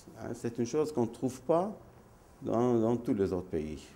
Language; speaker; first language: French; non-native, fluent; Maltese